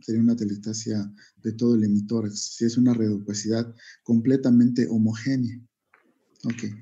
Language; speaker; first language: Spanish; native; Spanish